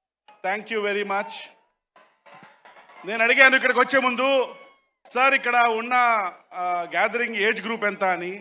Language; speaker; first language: Telugu; native; Telugu